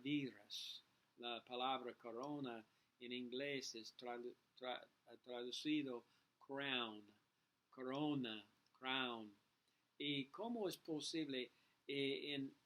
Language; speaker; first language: Spanish; non-native, learner; English